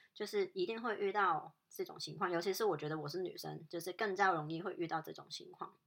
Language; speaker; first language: Chinese; non-native, local second language; Cantonese